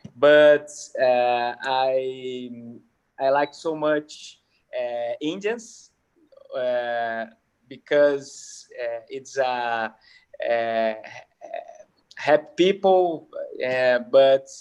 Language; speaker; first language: English; non-native, learner; Portuguese